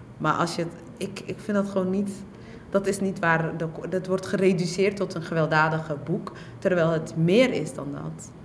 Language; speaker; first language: Dutch; early bilingual, other home language; Somali